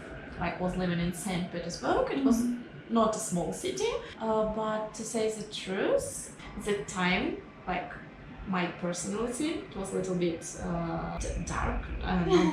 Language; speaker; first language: English; non-native, fluent; Russian